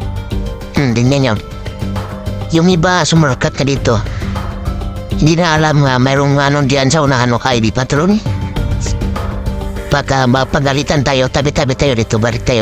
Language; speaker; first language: Filipino; non-native, local second language; Cebuano